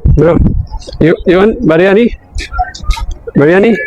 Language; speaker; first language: English; non-native, learner; Burmese